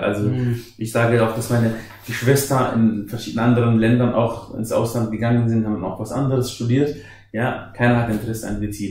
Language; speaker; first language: German; non-native, fluent; Arabic